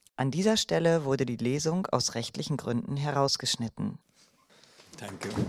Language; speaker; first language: German; native; German